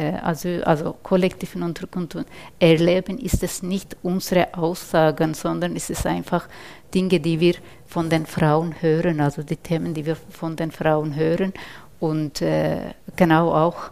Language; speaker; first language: German; non-native, fluent; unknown